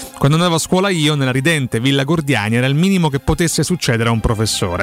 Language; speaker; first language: Italian; native; Italian